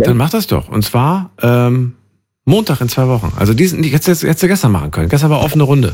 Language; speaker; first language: German; native; German